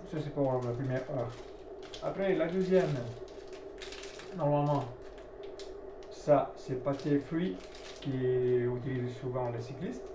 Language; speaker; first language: French; non-native, learner; Italian